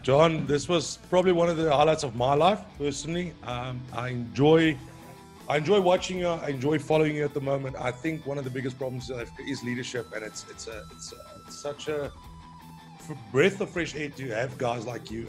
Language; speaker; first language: English; non-native, local second language; Afrikaans